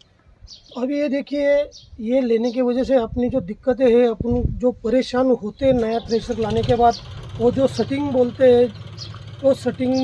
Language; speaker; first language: Hindi; non-native, local second language; Marathi